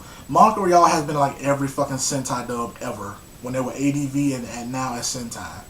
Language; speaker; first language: English; native; English